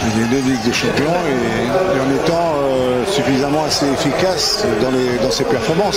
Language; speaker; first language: French; native; French